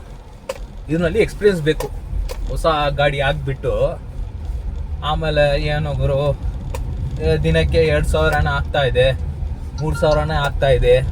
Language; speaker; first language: Kannada; non-native, local second language; Urdu